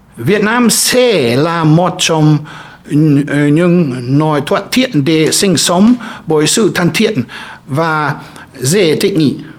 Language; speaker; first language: Vietnamese; non-native, fluent; German